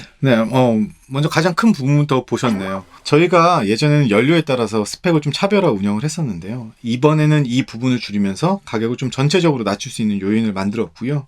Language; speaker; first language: Korean; native; Korean